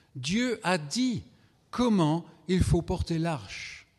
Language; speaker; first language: French; native; French